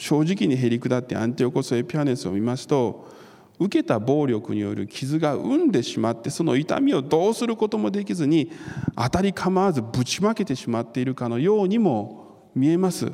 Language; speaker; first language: Japanese; non-native, fluent; Korean